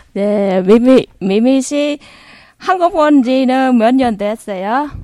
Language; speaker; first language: Korean; non-native, learner; Vietnamese